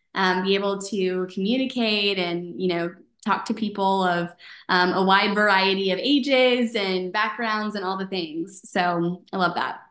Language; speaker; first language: English; native; English